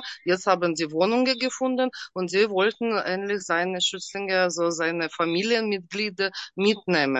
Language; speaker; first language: German; non-native, learner; Russian